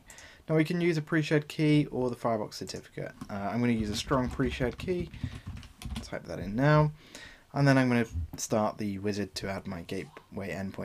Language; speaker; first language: English; native; English